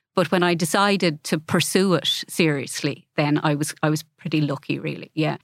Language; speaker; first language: English; native; English